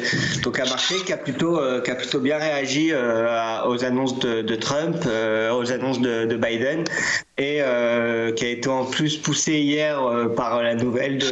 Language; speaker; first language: French; native; French